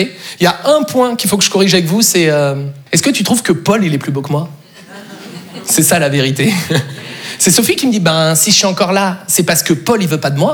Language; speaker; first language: French; native; French